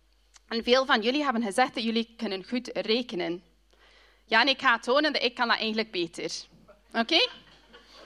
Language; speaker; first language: Dutch; non-native, fluent; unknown